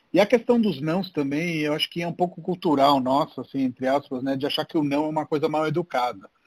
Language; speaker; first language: Portuguese; non-native, fluent; Italian